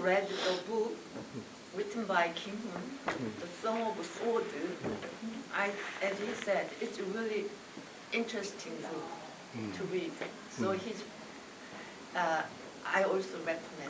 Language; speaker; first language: English; non-native, learner; Korean